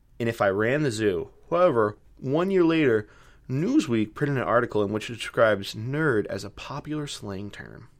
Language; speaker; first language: English; native; English